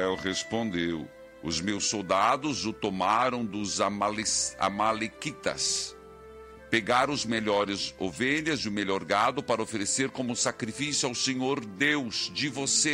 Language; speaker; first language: Portuguese; native; Portuguese